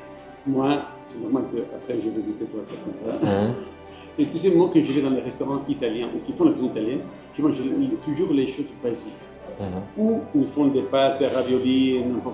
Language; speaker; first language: French; non-native, fluent; Italian